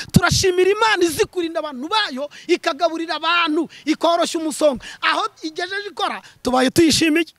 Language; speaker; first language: Kinyarwanda; native; Kinyarwanda